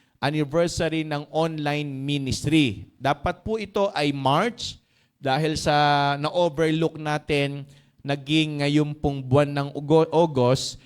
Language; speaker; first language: Filipino; native; Filipino